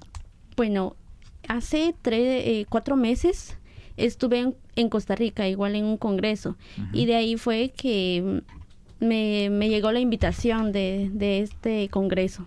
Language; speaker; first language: Spanish; non-native, local second language; Kaqchikel